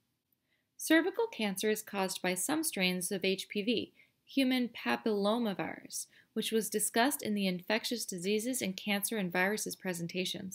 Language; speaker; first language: English; native; English